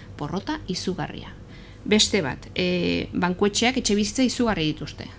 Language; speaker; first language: Basque; non-native, local second language; Spanish